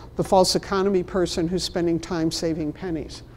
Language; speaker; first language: English; native; English